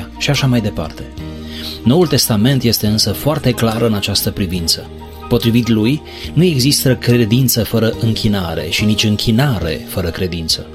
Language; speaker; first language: Romanian; native; Romanian